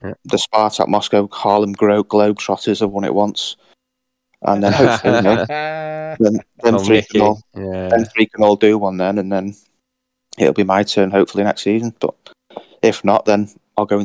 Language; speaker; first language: English; native; English